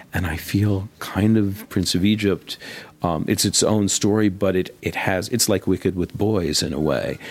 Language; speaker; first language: English; native; English